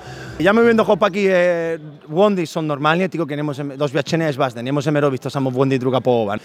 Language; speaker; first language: Polish; non-native, learner; Spanish